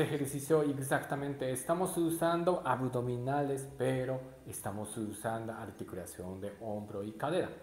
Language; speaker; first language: Spanish; non-native, learner; Japanese